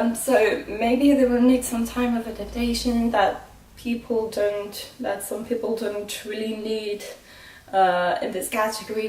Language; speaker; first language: English; non-native, fluent; French